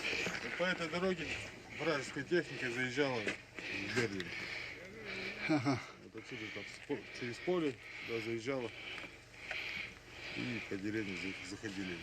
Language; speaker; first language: Russian; native; Russian